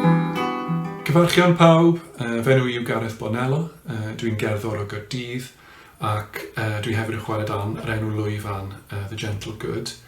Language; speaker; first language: Welsh; non-native, local second language; English